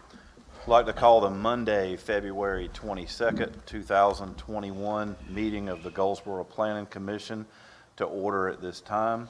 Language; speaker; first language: English; native; English